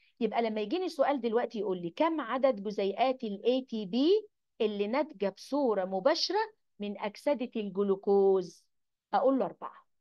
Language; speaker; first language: Arabic; native; Arabic